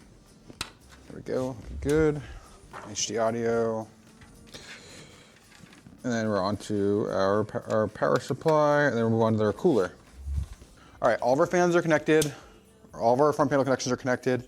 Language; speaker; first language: English; native; English